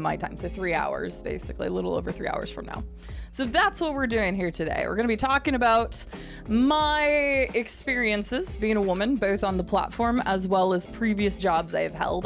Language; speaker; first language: English; native; English